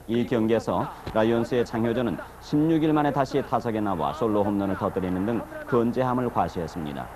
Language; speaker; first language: Korean; native; Korean